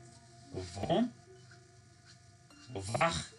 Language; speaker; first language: Russian; non-native, learner; English